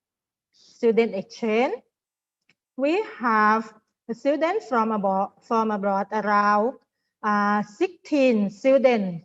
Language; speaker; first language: English; non-native, learner; Thai